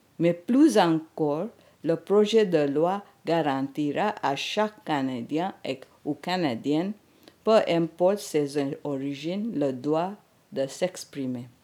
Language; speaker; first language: French; non-native, fluent; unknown